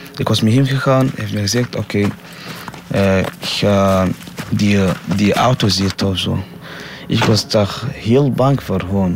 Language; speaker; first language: Dutch; non-native, learner; Somali